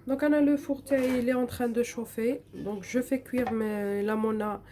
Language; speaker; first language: French; non-native, local second language; Arabic